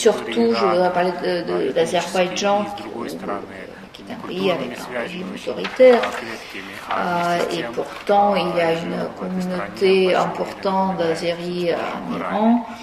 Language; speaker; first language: French; non-native, fluent; Russian